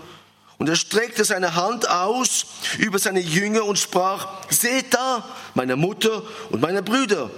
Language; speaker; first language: German; non-native, fluent; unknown